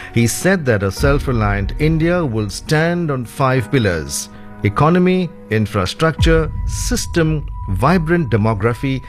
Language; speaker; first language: English; early bilingual, other home language; Hindi